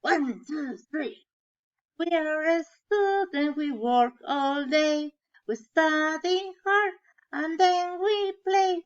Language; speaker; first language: English; non-native, learner; Spanish